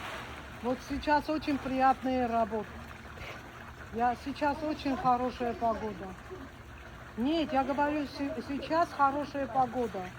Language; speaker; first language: Russian; non-native, fluent; Armenian